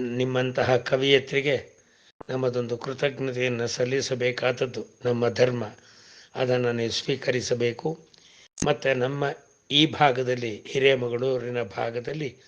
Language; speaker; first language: Kannada; non-native, local second language; Tamil